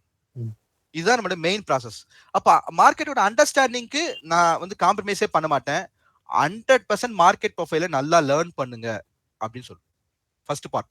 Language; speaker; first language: Tamil; native; Tamil